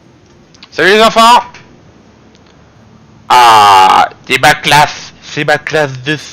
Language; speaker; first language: French; native; French